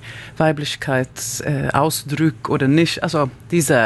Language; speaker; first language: German; non-native, learner; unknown